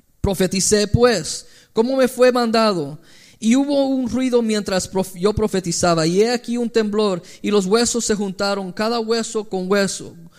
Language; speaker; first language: Spanish; early bilingual, heritage; Spanish